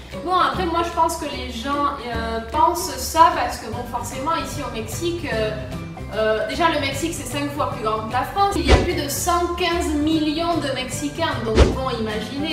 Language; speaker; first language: French; native; French